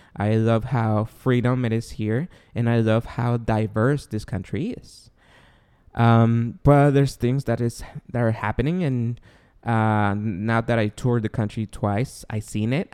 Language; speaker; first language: English; non-native, fluent; Spanish